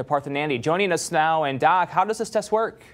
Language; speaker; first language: English; native; English